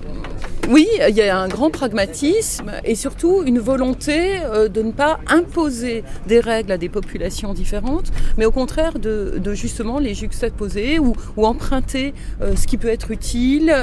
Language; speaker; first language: French; native; French